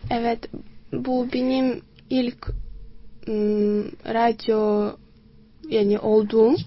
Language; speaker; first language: Turkish; non-native, learner; Tajik